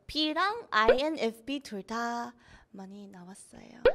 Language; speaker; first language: Korean; non-native, learner; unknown